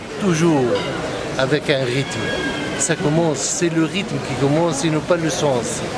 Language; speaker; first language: French; non-native, local second language; Arabic